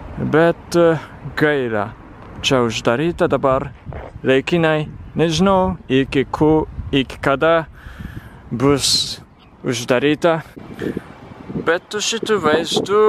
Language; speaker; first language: Lithuanian; non-native, learner; Japanese